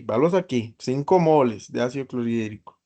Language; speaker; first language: Spanish; native; Spanish